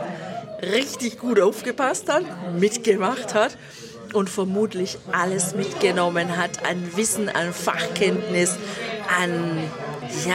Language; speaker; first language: German; native; German